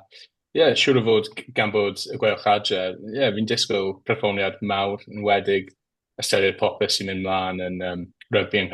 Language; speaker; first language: Welsh; native; Welsh